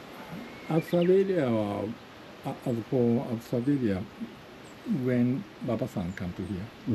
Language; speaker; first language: English; non-native, learner; Japanese